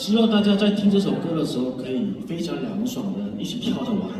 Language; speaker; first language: Chinese; native; Chinese